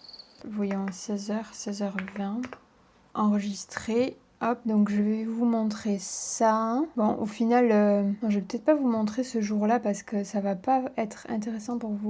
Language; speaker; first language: French; native; French